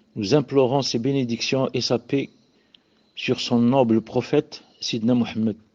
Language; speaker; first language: French; non-native, local second language; Arabic